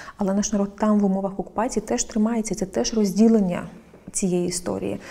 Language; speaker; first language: Ukrainian; non-native, local second language; Crimean Tatar